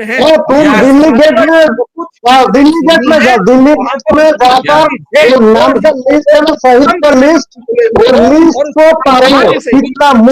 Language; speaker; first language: Hindi; non-native, learner; Bangla